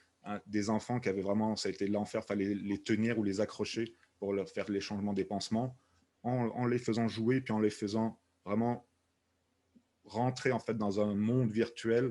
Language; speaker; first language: French; native; French